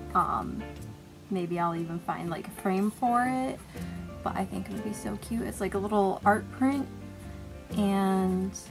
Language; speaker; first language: English; native; English